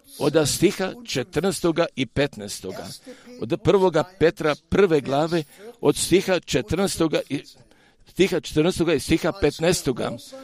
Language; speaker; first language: Croatian; early bilingual, heritage; Serbian